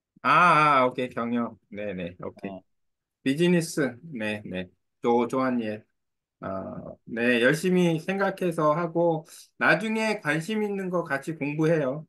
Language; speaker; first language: Korean; native; Korean